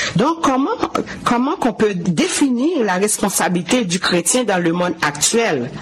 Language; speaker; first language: French; non-native, local second language; Haitian Creole